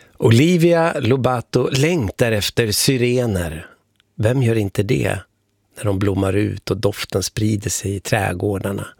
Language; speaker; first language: Swedish; native; Swedish